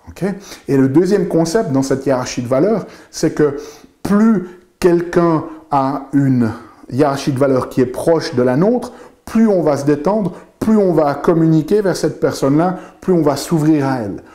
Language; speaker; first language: French; native; French